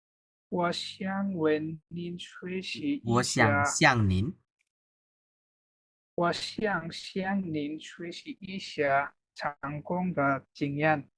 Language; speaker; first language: Chinese; non-native, learner; Bangla